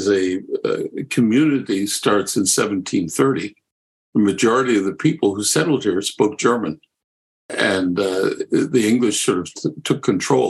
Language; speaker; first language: English; native; English